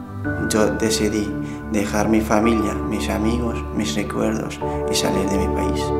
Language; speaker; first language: Spanish; non-native, fluent; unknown